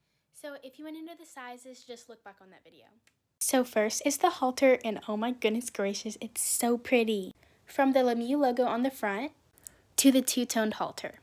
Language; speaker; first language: English; native; English